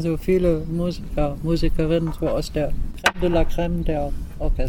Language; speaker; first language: German; native; German